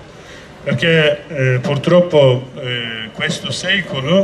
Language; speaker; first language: Italian; non-native, learner; Kurdish